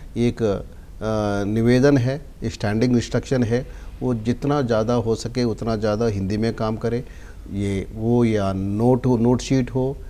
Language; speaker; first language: Hindi; non-native, local second language; Telugu